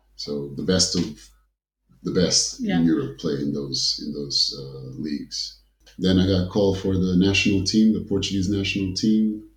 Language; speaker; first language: English; early bilingual, other home language; Kabuverdianu